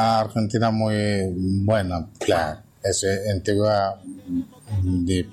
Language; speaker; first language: Spanish; non-native, learner; Bangla